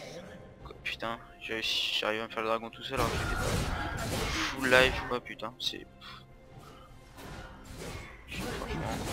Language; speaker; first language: French; native; French